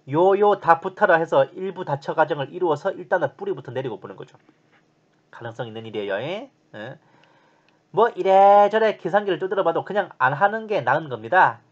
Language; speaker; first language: Korean; native; Korean